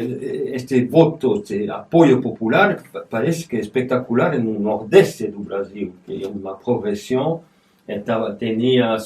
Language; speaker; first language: Portuguese; non-native, fluent; French